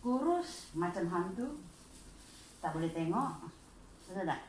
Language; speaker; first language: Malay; non-native, learner; Indonesian